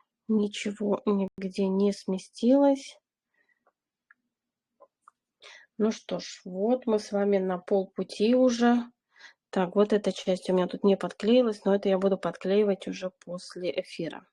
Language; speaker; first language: Russian; native; Russian